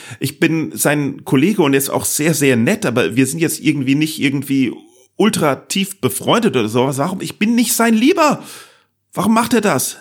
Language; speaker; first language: German; native; German